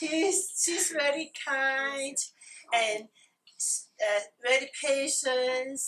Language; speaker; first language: English; non-native, learner; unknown